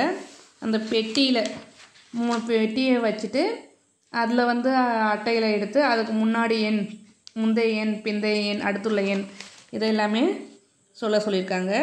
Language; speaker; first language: Tamil; native; Tamil